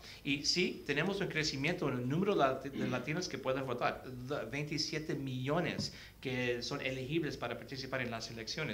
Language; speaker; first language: Spanish; early bilingual, heritage; Spanish